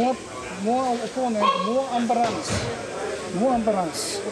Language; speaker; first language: English; non-native, learner; Japanese